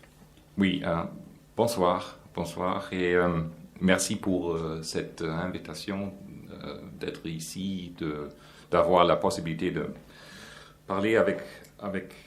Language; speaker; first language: French; non-native, fluent; German